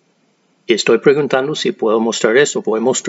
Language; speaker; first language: Spanish; non-native, fluent; English